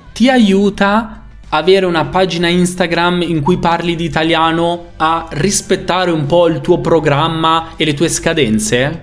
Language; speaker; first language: Italian; native; Italian